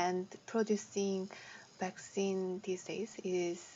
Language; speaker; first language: English; non-native, learner; Korean